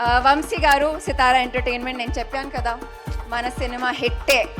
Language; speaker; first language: Telugu; non-native, fluent; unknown